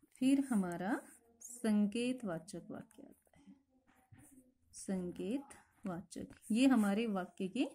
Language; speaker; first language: Hindi; native; Hindi